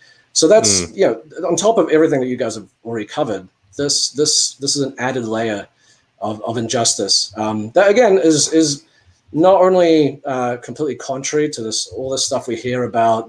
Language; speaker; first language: English; native; English